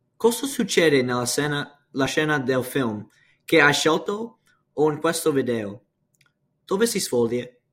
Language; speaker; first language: Italian; non-native, learner; English